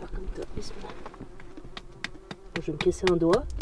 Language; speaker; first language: French; native; French